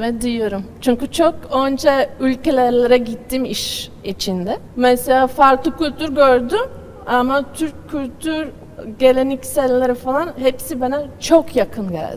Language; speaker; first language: Turkish; non-native, learner; Latvian